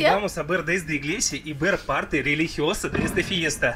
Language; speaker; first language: Spanish; non-native, fluent; Russian